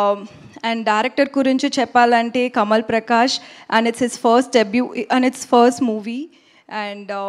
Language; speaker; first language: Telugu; non-native, learner; Tamil